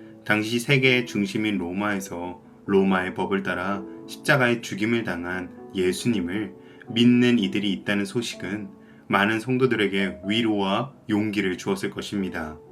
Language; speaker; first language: Korean; native; Korean